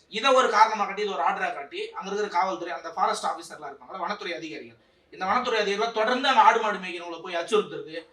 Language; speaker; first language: Tamil; native; Tamil